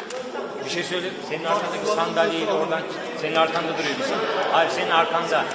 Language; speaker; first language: Turkish; native; Turkish